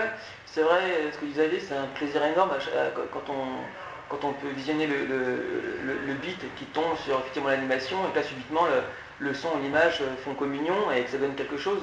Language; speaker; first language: French; native; French